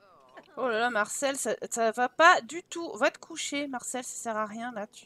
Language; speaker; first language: French; native; French